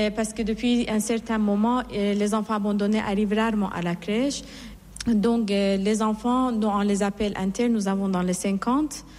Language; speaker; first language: French; non-native, fluent; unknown